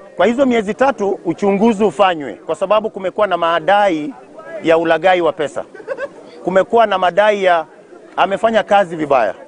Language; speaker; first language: Swahili; non-native, local second language; Luyia